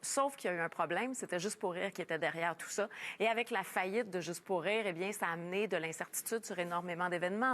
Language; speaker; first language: French; native; French